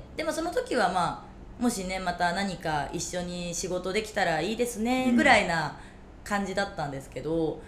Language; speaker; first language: Japanese; native; Japanese